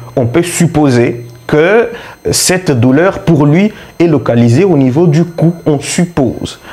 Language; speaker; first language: French; non-native, local second language; Luba-Lulua